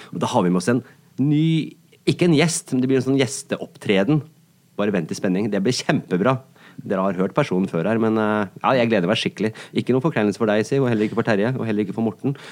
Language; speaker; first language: Norwegian; native; Norwegian